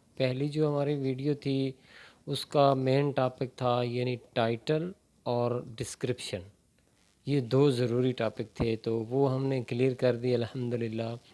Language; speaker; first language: Urdu; non-native, local second language; Punjabi